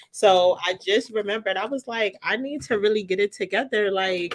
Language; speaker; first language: English; native; English